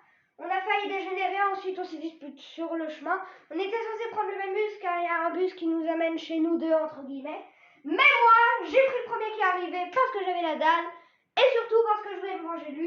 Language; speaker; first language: French; native; French